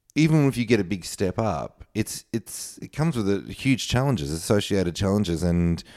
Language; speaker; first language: English; native; English